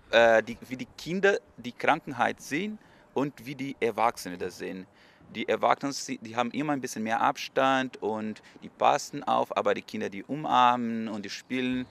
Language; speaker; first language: German; non-native, learner; Portuguese